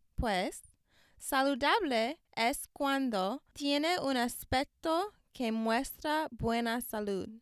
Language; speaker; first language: Spanish; non-native, learner; English